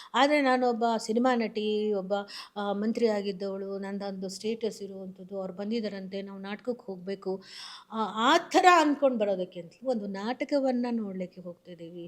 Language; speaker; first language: Kannada; native; Kannada